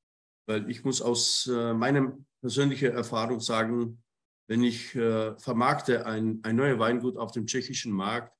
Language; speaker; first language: German; non-native, fluent; Czech